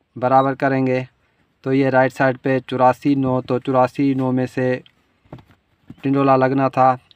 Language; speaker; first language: Urdu; non-native, local second language; Punjabi